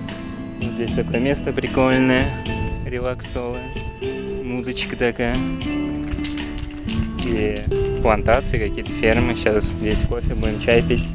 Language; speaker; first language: Russian; native; Russian